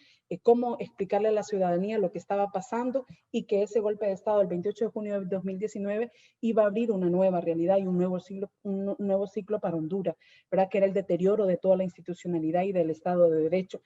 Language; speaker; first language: Spanish; native; Spanish